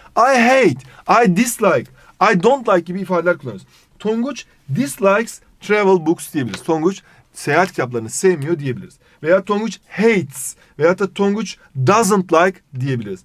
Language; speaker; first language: Turkish; native; Turkish